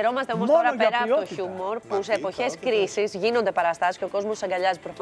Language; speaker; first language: Greek; native; Greek